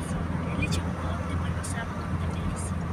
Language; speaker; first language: Italian; early bilingual, other home language; Filipino